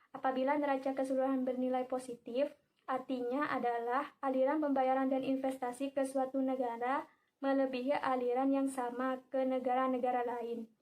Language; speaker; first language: Indonesian; native; Indonesian